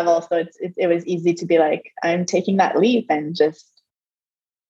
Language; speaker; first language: English; non-native, fluent; French